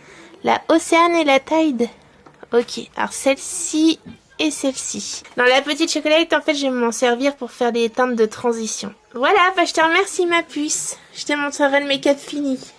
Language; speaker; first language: French; native; French